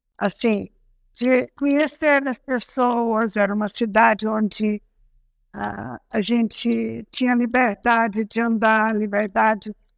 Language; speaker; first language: Portuguese; early bilingual, other home language; Arabic